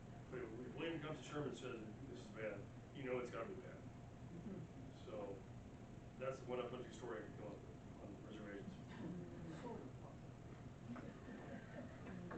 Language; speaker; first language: English; native; English